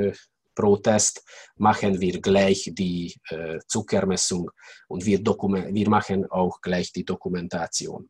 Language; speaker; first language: German; non-native, learner; Hungarian